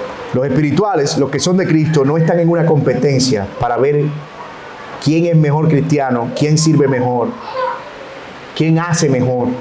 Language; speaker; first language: Spanish; native; Spanish